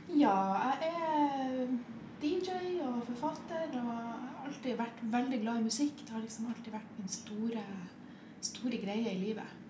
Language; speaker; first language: Norwegian; native; Norwegian